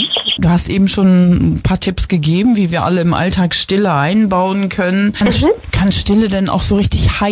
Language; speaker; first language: German; native; German